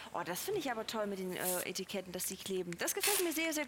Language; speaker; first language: German; native; German